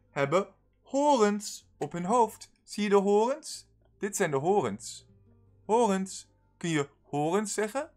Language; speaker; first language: Dutch; non-native, fluent; English